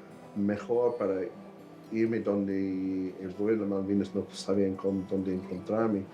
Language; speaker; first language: Spanish; non-native, fluent; English